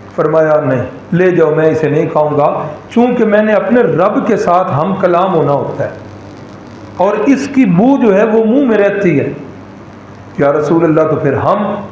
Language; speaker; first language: Urdu; non-native, local second language; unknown